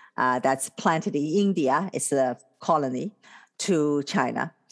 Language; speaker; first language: English; non-native, fluent; Chinese